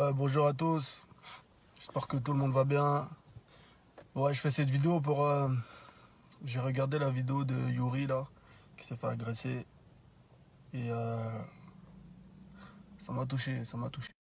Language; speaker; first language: French; native; French